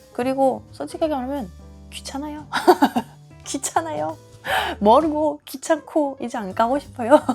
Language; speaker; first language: Korean; non-native, fluent; German